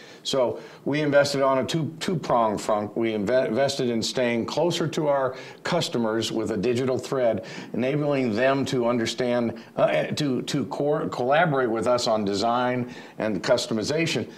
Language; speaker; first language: English; native; English